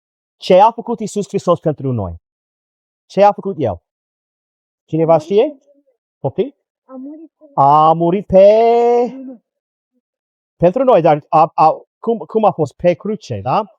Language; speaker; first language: Romanian; non-native, learner; English